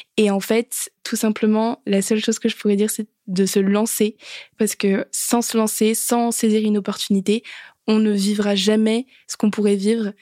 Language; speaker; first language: French; native; French